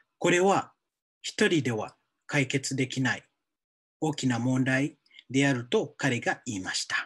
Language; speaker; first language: Japanese; non-native, fluent; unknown